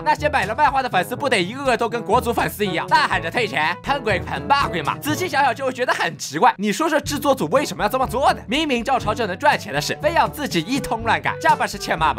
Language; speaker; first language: Chinese; native; Chinese